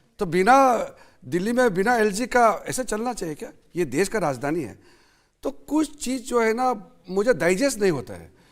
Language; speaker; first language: Hindi; non-native, local second language; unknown